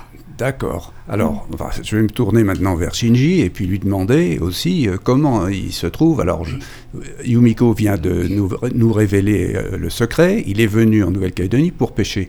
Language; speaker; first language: French; native; French